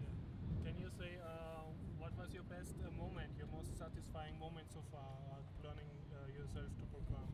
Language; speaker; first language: English; non-native, fluent; German